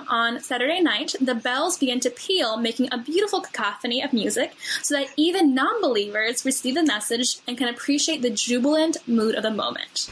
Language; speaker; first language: English; native; English